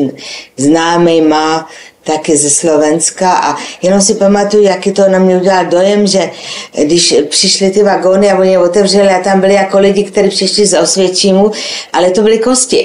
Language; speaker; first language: Czech; non-native, local second language; Slovak